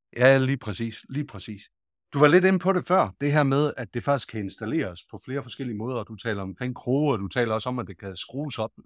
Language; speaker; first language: Danish; native; Danish